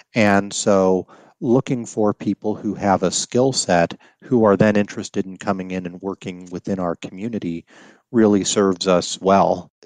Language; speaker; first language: English; native; English